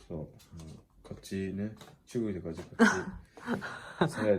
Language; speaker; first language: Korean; non-native, learner; Japanese